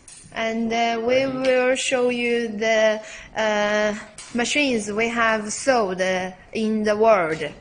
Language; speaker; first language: English; non-native, learner; Chinese